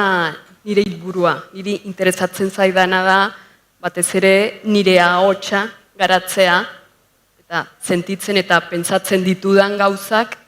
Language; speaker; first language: Basque; non-native, fluent; Spanish